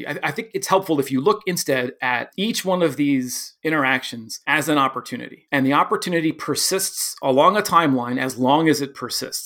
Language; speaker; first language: English; native; English